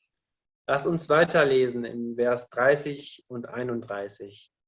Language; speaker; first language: German; non-native, fluent; Indonesian